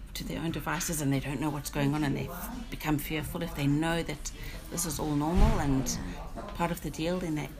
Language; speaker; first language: English; native; English